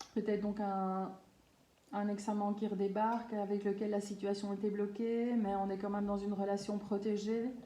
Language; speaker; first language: French; native; French